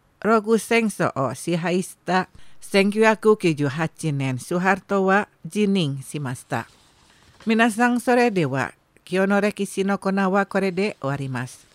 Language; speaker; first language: Japanese; non-native, fluent; Indonesian